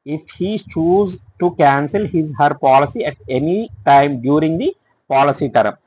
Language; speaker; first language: English; non-native, local second language; Telugu